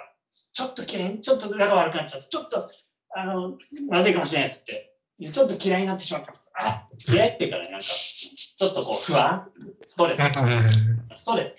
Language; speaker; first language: Japanese; native; Japanese